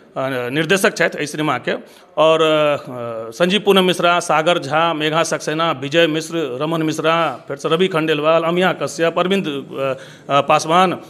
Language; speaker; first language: Maithili; native; Maithili